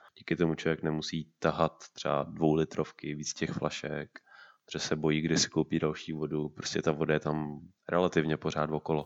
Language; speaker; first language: Czech; native; Czech